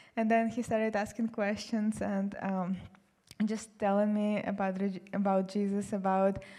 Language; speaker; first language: English; non-native, fluent; Russian